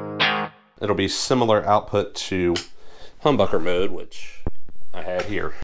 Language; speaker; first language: English; native; English